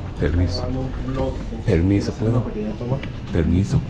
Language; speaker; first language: Spanish; non-native, learner; Japanese